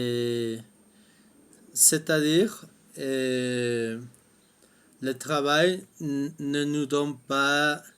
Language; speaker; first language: French; non-native, fluent; Spanish